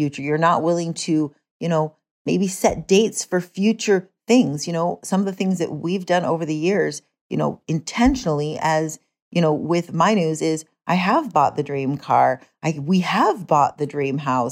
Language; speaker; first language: English; native; English